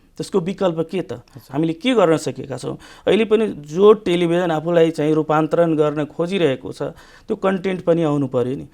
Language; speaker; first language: Nepali; non-native, local second language; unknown